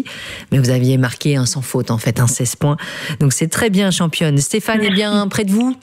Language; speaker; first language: French; native; French